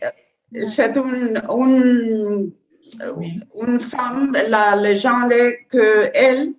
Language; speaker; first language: French; non-native, learner; Spanish